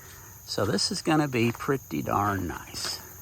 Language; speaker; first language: English; native; English